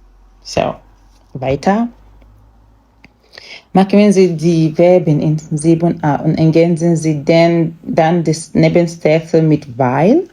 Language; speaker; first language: German; non-native, fluent; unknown